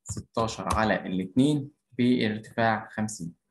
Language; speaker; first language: Arabic; native; Arabic